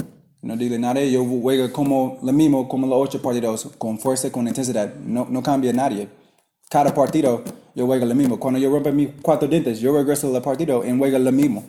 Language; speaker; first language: Spanish; non-native, learner; English